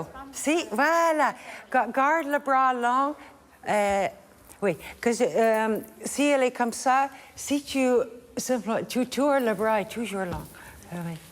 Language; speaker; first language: French; non-native, learner; English